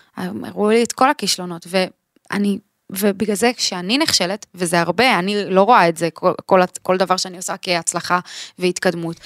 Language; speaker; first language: Hebrew; native; Hebrew